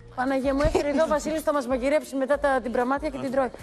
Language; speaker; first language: Greek; native; Greek